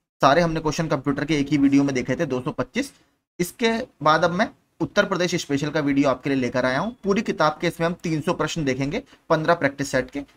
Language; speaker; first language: Hindi; native; Hindi